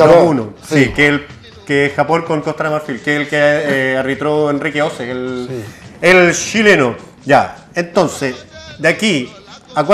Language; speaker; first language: Spanish; native; Spanish